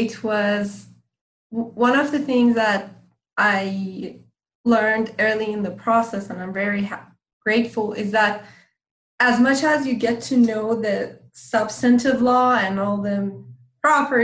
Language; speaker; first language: English; non-native, fluent; Persian